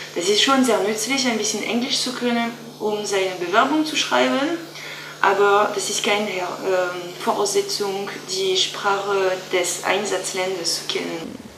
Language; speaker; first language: German; non-native, fluent; French